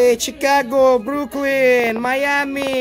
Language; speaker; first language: English; non-native, learner; Russian